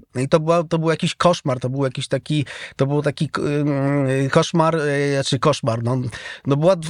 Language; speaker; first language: Polish; native; Polish